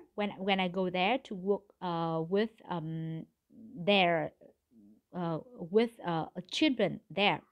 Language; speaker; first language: English; non-native, learner; Vietnamese